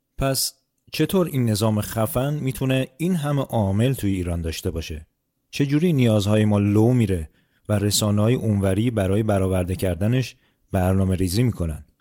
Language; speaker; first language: Persian; native; Persian